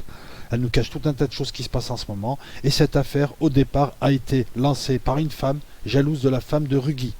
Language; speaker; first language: French; native; French